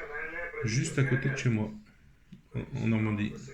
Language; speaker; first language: French; native; French